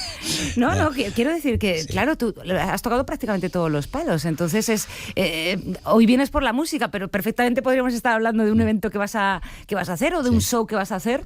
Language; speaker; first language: Spanish; native; Spanish